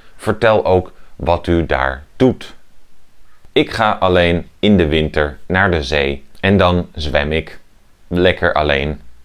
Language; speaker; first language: Dutch; native; Dutch